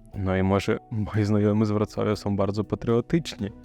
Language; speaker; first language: Polish; non-native, fluent; Russian